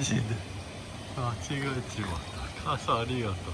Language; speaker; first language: Japanese; native; Japanese